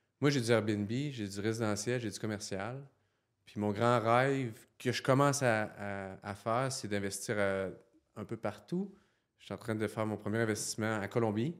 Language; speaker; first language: French; native; French